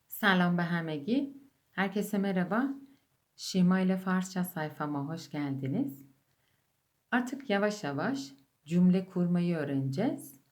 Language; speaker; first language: Turkish; non-native, fluent; Persian